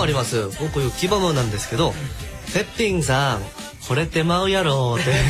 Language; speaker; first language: Japanese; non-native, learner; Korean